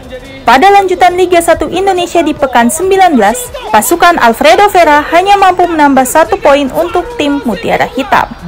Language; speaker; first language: Indonesian; native; Indonesian